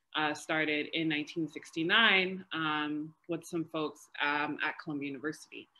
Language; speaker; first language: English; native; English